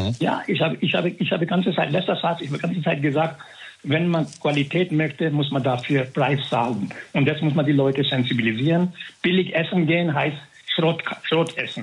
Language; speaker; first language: German; non-native, fluent; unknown